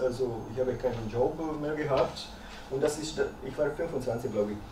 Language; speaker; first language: German; early bilingual, other home language; Croatian